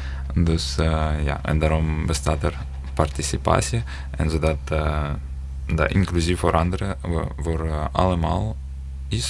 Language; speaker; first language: Dutch; non-native, learner; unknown